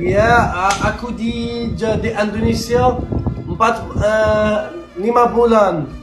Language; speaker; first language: Indonesian; non-native, learner; Arabic